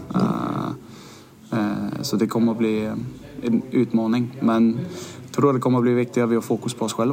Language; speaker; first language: Swedish; non-native, fluent; Danish